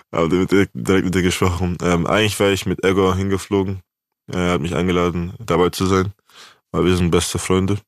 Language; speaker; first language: German; native; German